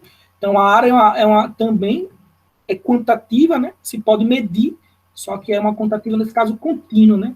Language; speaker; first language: Portuguese; native; Portuguese